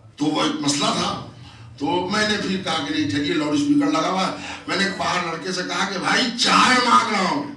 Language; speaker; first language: Urdu; native; Urdu